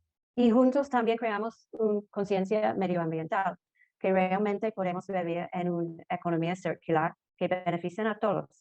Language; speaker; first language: Spanish; non-native, fluent; English